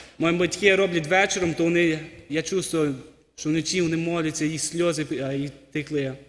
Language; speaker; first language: Ukrainian; early bilingual, heritage; Ukrainian